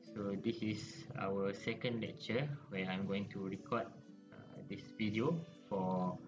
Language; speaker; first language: English; non-native, local second language; Malay